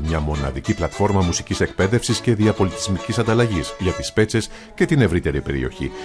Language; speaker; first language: Greek; native; Greek